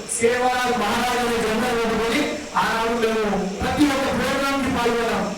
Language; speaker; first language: Telugu; non-native, local second language; Lambadi